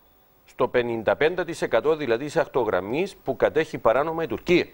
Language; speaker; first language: Greek; native; Greek